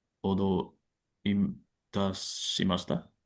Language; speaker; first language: Japanese; non-native, learner; English